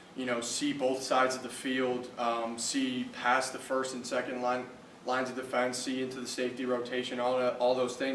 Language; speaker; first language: English; native; English